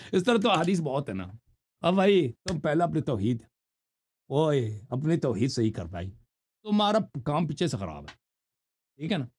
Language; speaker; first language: Urdu; non-native, fluent; Persian